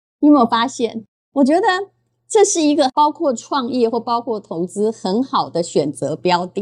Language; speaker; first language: Chinese; native; Chinese